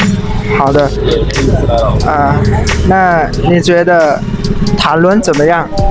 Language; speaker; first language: Chinese; non-native, learner; Lao